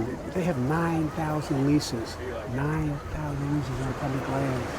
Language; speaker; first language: English; native; English